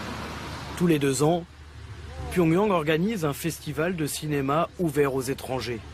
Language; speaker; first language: French; native; French